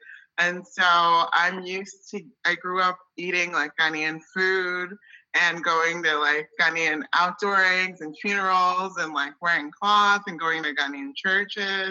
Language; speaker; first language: English; early bilingual, other home language; Akan